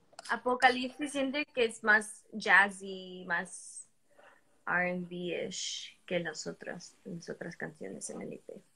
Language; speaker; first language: Spanish; early bilingual, heritage; Spanish